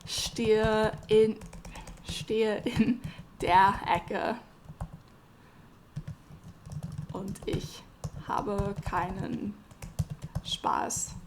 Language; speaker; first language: German; non-native, fluent; English